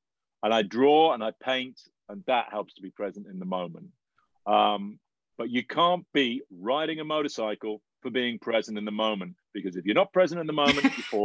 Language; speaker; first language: English; native; English